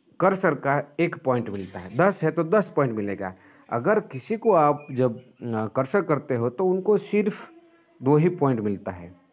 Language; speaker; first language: Hindi; non-native, local second language; Gujarati